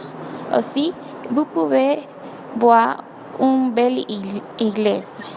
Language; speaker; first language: French; non-native, learner; Spanish